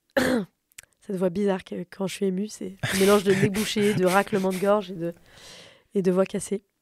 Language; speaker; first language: French; native; French